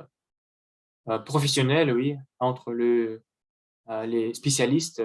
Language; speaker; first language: French; non-native, learner; Russian